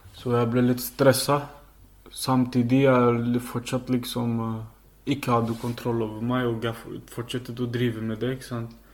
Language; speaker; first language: Norwegian; early bilingual, other home language; Filipino